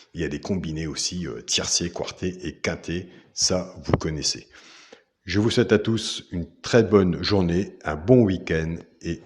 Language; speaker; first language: French; native; French